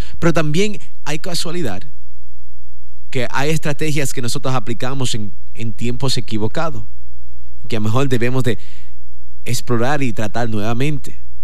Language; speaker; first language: Spanish; native; Spanish